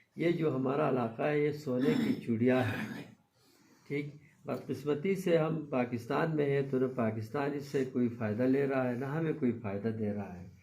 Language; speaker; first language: Urdu; non-native, local second language; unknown